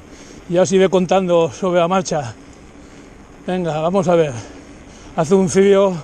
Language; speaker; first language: Spanish; native; Spanish